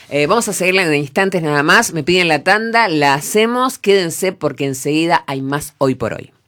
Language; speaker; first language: Spanish; native; Spanish